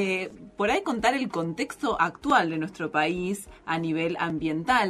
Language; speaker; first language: Spanish; native; Spanish